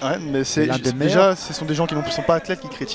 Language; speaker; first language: French; native; French